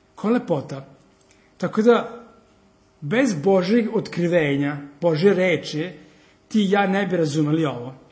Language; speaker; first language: Serbian; early bilingual, heritage; Serbian